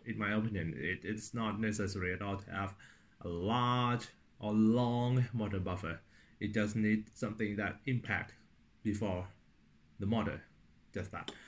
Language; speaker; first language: English; non-native, fluent; Thai